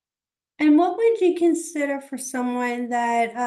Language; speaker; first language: English; native; English